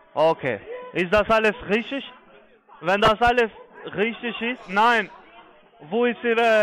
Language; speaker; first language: German; non-native, fluent; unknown